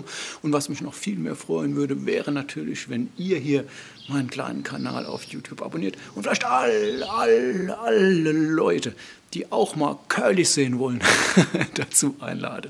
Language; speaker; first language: German; native; German